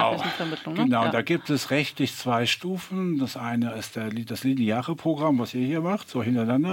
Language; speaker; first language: German; native; German